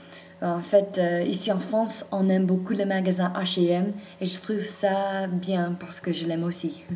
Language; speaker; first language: French; non-native, fluent; English